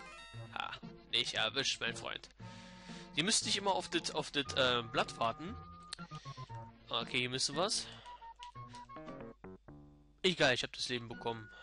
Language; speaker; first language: German; native; German